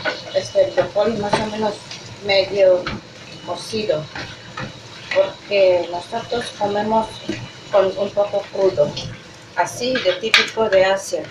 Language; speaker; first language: Spanish; non-native, learner; Indonesian